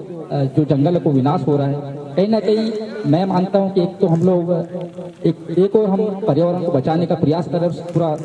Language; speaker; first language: Hindi; native; Hindi